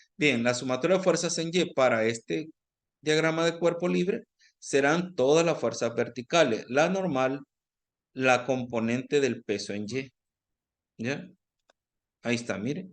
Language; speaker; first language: Spanish; native; Spanish